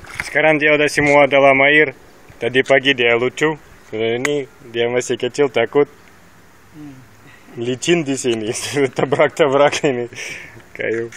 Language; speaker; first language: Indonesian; non-native, learner; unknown